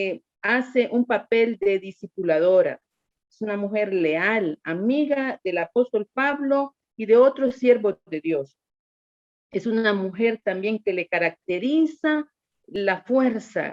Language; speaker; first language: Spanish; native; Spanish